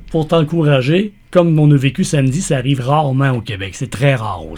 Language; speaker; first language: French; native; French